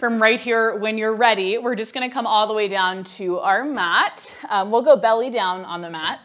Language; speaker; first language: English; native; English